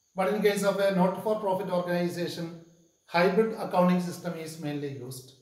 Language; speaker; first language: English; non-native, local second language; Malayalam